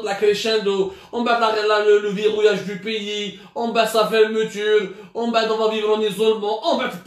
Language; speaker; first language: French; non-native, local second language; Arabic